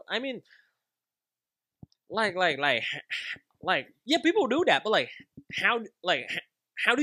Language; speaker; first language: English; non-native, learner; Vietnamese